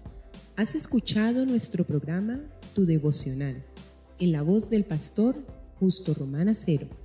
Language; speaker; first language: Spanish; native; Spanish